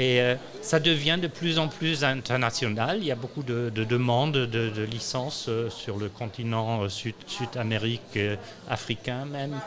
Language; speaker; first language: French; non-native, learner; German